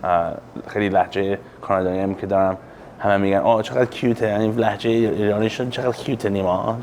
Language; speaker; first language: Persian; early bilingual, heritage; English